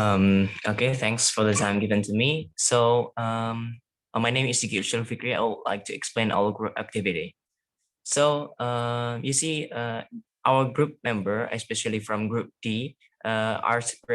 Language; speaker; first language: English; non-native, fluent; Indonesian